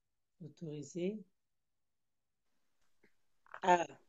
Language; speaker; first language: French; non-native, local second language; Lingala